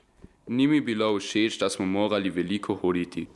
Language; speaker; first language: Slovenian; non-native, learner; German